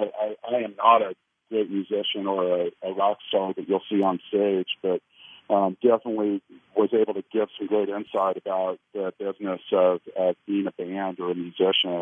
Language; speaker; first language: English; native; English